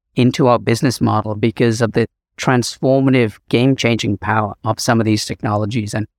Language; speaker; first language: English; native; English